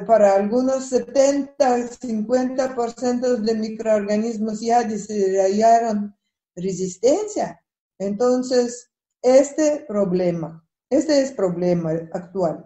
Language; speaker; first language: Spanish; non-native, fluent; Russian